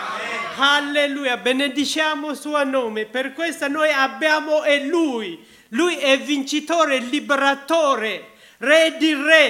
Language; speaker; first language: Italian; non-native, learner; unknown